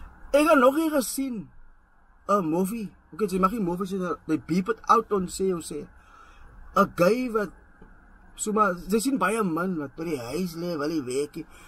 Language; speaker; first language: Afrikaans; early bilingual, heritage; Afrikaans